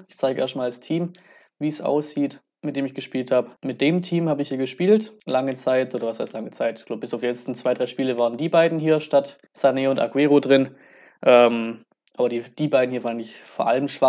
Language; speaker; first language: German; native; German